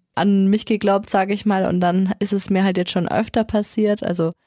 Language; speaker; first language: German; native; German